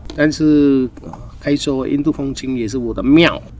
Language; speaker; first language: Chinese; non-native, fluent; Hindi